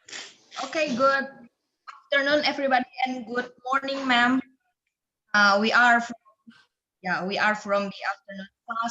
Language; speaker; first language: English; non-native, learner; Indonesian